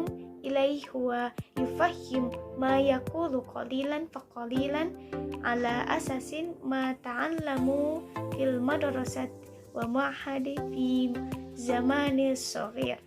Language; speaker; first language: Arabic; non-native, learner; Indonesian